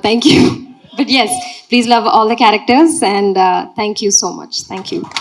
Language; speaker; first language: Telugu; non-native, learner; Malayalam